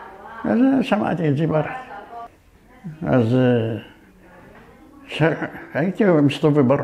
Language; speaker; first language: Hebrew; early bilingual, other home language; Arabic